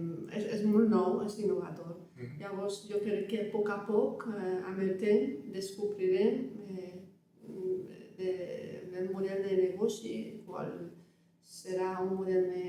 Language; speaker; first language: Catalan; non-native, learner; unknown